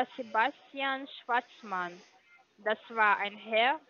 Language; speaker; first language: German; non-native, learner; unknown